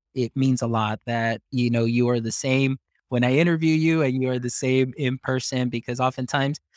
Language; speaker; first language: English; early bilingual, other home language; Spanish